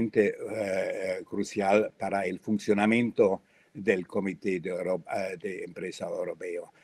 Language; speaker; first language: Spanish; non-native, fluent; German